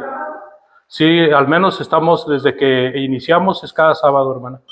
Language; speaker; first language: Spanish; native; Spanish